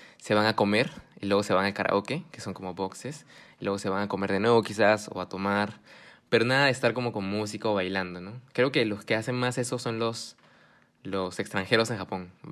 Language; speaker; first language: Spanish; early bilingual, heritage; Spanish